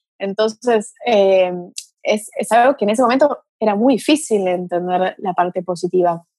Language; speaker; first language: Spanish; early bilingual, other home language; Portuguese